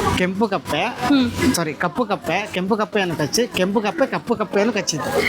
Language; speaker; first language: Kannada; native; Kannada